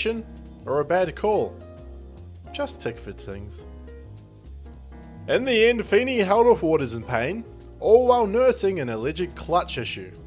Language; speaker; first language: English; native; English